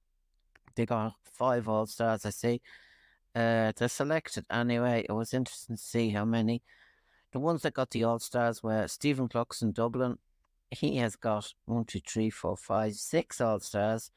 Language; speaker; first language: English; native; English